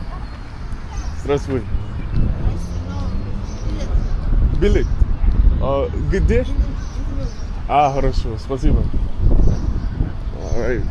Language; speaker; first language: Russian; non-native, learner; English